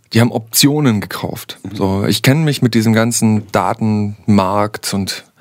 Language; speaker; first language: German; native; German